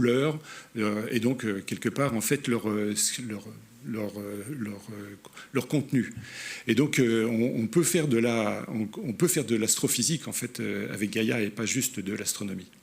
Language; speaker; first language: French; native; French